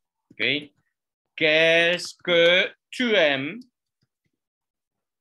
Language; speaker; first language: French; non-native, fluent; Spanish